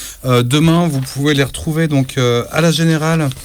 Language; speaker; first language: French; native; French